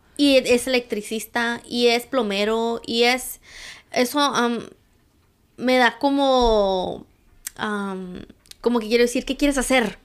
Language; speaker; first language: Spanish; early bilingual, heritage; Spanish